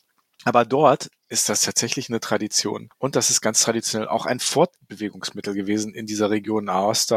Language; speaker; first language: German; native; German